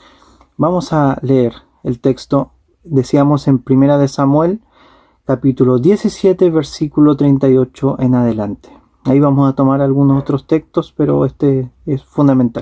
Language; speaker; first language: Spanish; native; Spanish